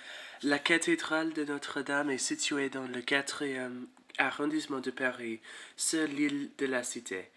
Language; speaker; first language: French; non-native, learner; English